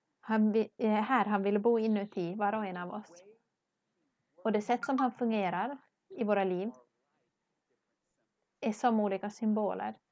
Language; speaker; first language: Swedish; non-native, learner; English